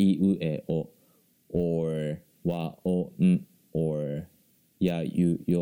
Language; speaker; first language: English; non-native, fluent; Japanese